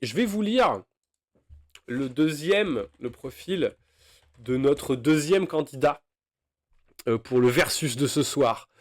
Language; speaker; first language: French; native; French